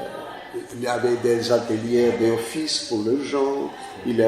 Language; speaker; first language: French; non-native, fluent; Spanish